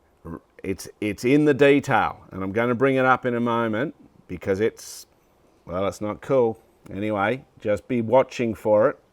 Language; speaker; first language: English; native; English